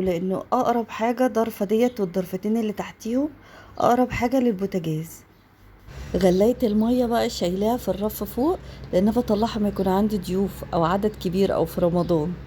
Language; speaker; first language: Arabic; native; Arabic